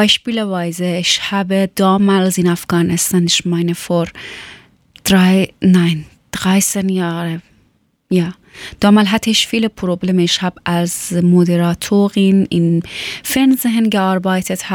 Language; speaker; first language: German; non-native, fluent; Persian